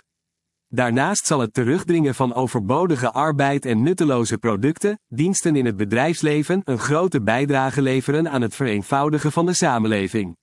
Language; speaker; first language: Dutch; native; Dutch